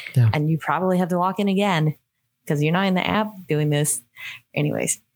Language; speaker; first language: English; non-native, local second language; Cantonese